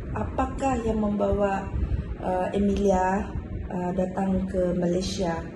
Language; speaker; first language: Malay; non-native, local second language; Chinese